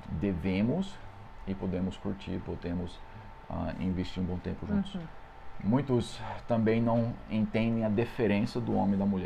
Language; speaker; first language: Portuguese; non-native, fluent; English